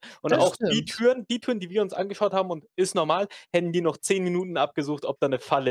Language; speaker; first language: German; native; German